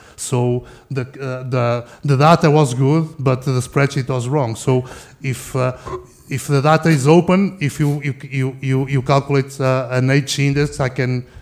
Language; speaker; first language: English; non-native, fluent; Portuguese